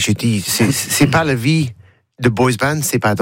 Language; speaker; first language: French; non-native, learner; English